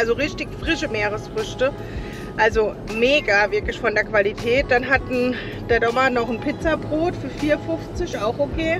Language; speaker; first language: German; native; German